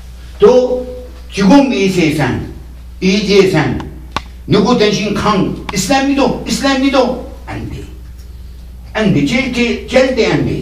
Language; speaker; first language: Korean; non-native, learner; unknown